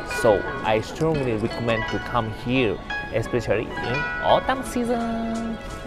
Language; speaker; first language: English; non-native, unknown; Japanese